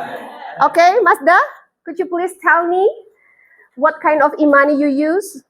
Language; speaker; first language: English; non-native, fluent; Indonesian